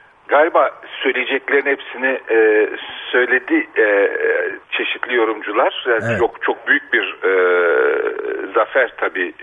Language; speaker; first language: Turkish; native; Turkish